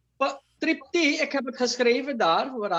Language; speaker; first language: Dutch; non-native, local second language; Caribbean Hindustani